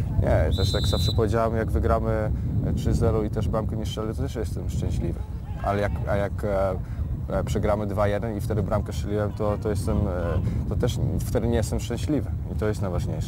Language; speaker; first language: Polish; early bilingual, heritage; Polish